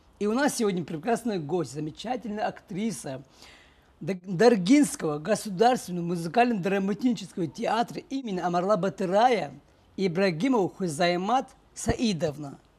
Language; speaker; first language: Russian; non-native, local second language; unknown